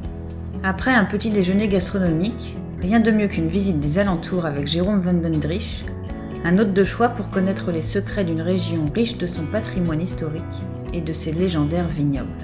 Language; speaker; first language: French; native; French